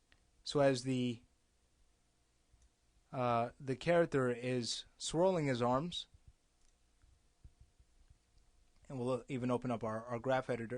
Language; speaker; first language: English; native; English